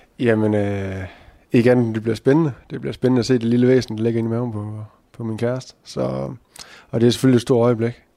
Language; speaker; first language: Danish; native; Danish